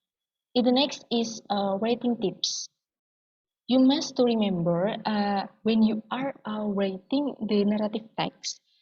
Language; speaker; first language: English; non-native, learner; Indonesian